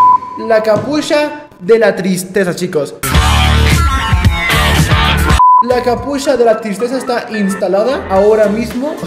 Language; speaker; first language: Spanish; native; Spanish